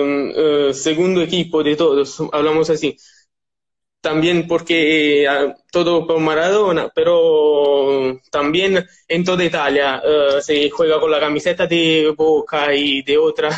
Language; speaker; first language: Spanish; non-native, learner; Italian